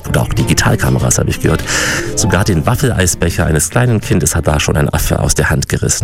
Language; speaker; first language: German; native; German